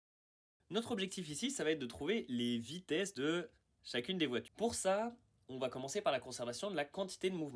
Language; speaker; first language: French; native; French